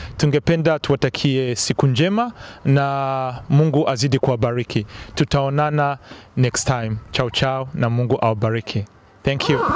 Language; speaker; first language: Swahili; non-native, local second language; Kinyarwanda